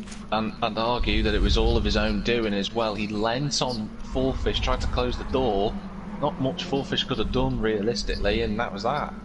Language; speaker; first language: English; native; English